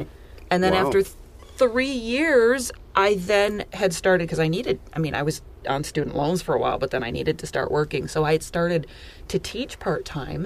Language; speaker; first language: English; native; English